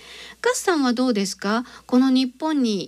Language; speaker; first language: Japanese; native; Japanese